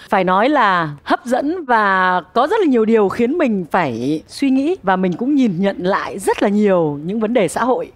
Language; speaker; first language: Vietnamese; native; Vietnamese